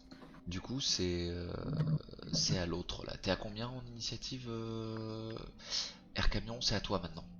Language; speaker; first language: French; native; French